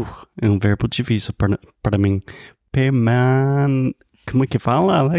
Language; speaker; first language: Portuguese; non-native, fluent; English